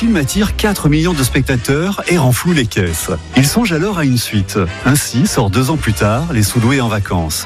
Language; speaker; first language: French; native; French